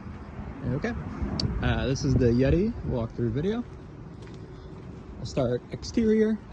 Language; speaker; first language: English; native; English